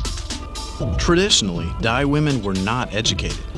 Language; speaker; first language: English; native; English